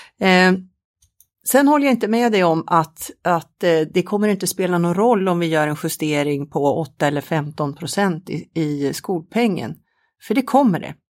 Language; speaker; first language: Swedish; native; Swedish